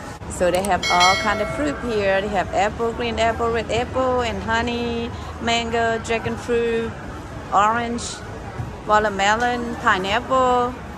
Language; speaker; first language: English; non-native, learner; Thai